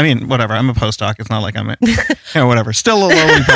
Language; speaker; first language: English; early bilingual, other home language; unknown